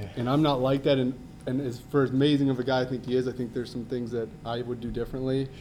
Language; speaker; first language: English; native; English